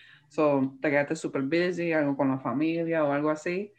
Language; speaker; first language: Spanish; early bilingual, heritage; Spanish